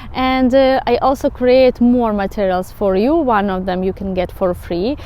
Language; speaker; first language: English; non-native, fluent; Russian